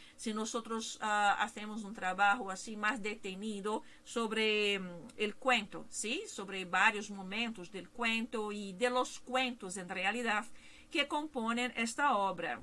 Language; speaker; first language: Spanish; non-native, fluent; Portuguese